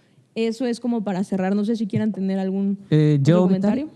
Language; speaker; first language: Spanish; native; Spanish